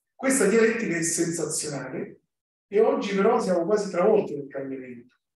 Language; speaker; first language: Italian; native; Italian